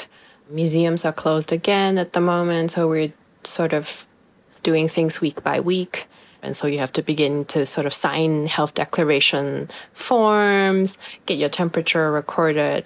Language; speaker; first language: English; non-native, local second language; Cantonese